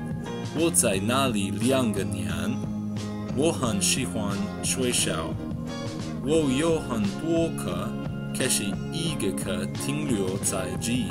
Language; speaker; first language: Chinese; non-native, learner; English